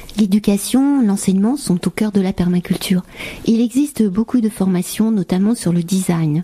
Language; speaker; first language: French; native; French